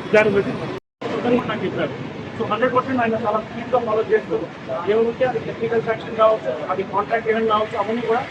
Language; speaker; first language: Telugu; native; Telugu